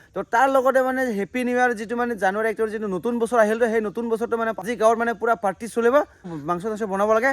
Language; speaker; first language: Assamese; non-native, local second language; Garo